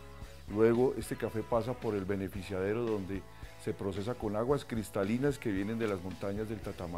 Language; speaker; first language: Spanish; native; Spanish